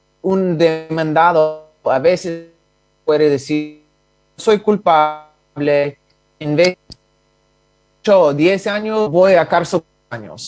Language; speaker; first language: Spanish; non-native, fluent; English